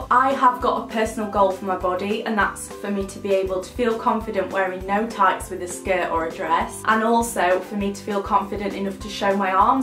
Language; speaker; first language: English; native; English